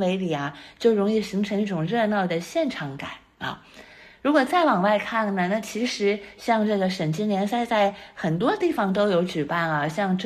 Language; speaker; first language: Chinese; native; Chinese